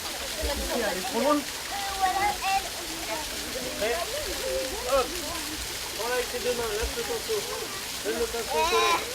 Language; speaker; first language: French; native; French